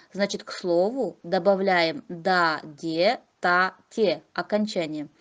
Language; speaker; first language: Russian; non-native, local second language; Kazakh